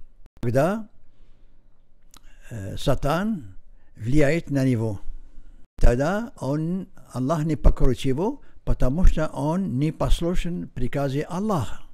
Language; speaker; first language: Russian; non-native, learner; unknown